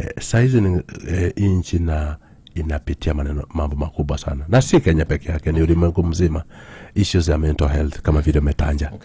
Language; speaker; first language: Swahili; non-native, local second language; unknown